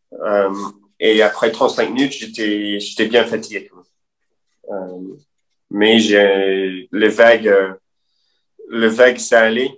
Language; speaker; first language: French; non-native, fluent; English